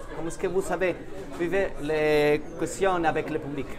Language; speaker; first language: French; non-native, fluent; Spanish